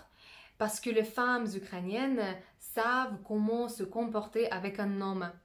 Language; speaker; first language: French; non-native, fluent; Russian